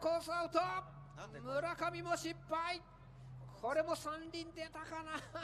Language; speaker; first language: Japanese; native; Japanese